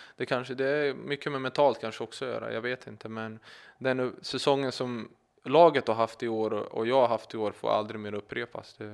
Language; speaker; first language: Swedish; native; Swedish